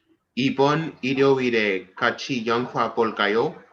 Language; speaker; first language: Korean; non-native, learner; English